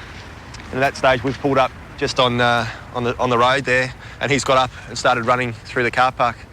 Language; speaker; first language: English; native; English